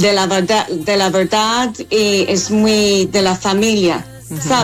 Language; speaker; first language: Spanish; non-native, fluent; English